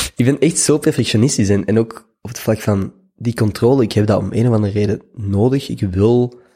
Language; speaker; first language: Dutch; native; Dutch